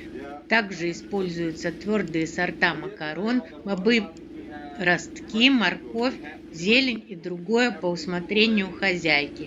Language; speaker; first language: Russian; native; Russian